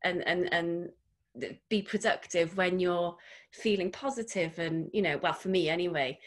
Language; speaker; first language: English; native; English